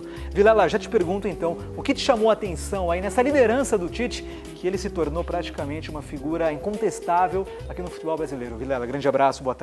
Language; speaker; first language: Portuguese; native; Portuguese